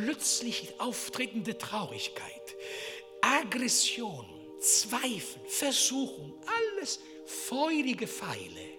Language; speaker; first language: German; non-native, fluent; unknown